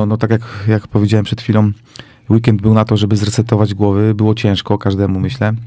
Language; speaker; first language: Polish; native; Polish